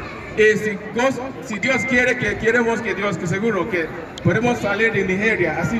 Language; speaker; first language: Spanish; non-native, learner; Igbo